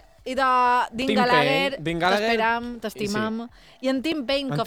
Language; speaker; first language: Catalan; native; Catalan